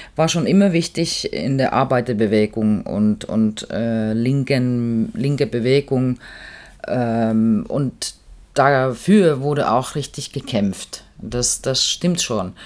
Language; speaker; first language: German; non-native, fluent; Finnish